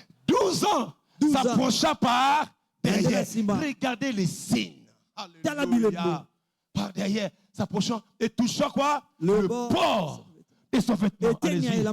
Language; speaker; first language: French; non-native, local second language; Lingala